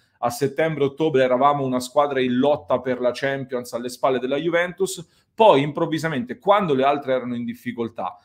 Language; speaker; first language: Italian; native; Italian